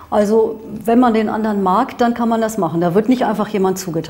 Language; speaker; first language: German; native; German